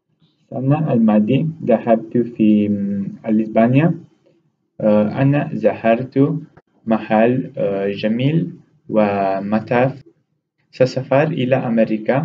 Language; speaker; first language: Arabic; non-native, learner; Romanian